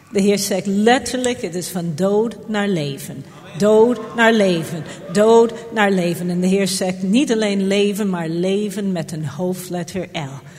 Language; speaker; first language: Dutch; non-native, fluent; English